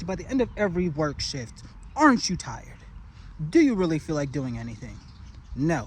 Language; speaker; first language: English; native; English